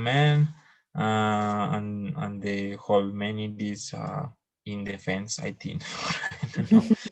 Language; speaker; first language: English; non-native, learner; Spanish